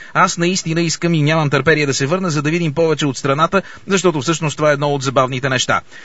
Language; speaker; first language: Bulgarian; native; Bulgarian